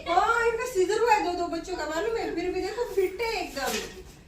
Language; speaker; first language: Hindi; non-native, local second language; Marathi